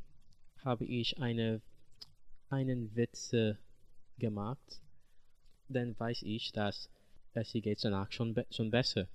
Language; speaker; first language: German; non-native, learner; English